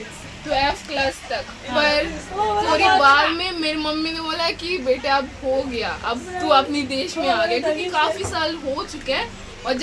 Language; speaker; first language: Hindi; early bilingual, other home language; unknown